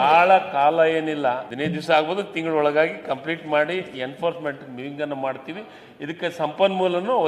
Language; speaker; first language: Kannada; native; Kannada